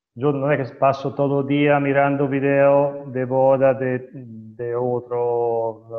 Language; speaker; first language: Spanish; non-native, learner; Italian